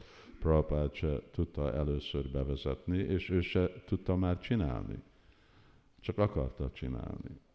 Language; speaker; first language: Hungarian; early bilingual, heritage; Hungarian